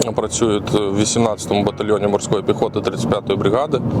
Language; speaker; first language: Ukrainian; early bilingual, other home language; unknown